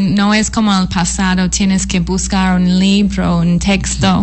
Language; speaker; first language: Spanish; non-native, fluent; English